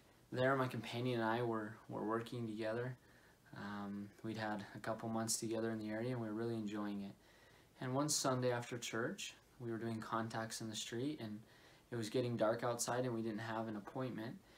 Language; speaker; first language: English; native; English